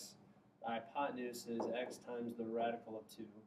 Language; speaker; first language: English; native; English